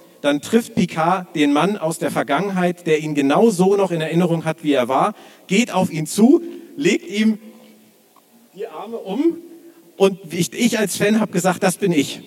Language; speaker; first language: German; native; German